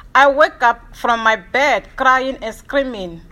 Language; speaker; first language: English; non-native, fluent; Ewe